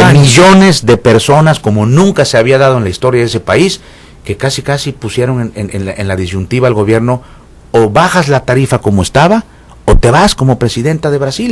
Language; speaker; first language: Spanish; native; Spanish